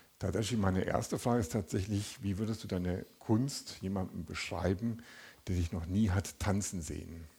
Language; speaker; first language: German; native; German